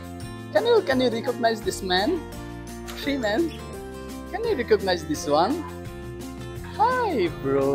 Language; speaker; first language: English; non-native, learner; Bangla